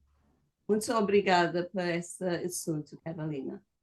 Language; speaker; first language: Portuguese; non-native, fluent; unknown